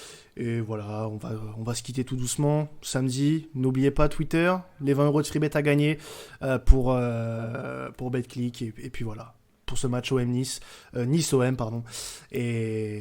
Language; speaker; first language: French; native; French